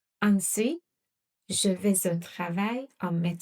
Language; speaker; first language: French; non-native, fluent; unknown